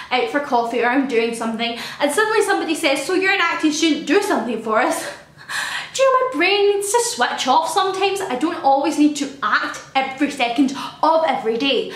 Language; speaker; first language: English; native; English